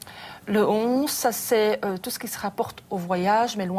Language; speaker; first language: French; native; French